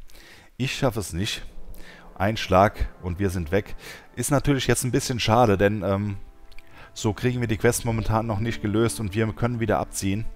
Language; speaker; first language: German; native; German